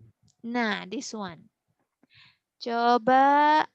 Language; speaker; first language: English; non-native, fluent; Indonesian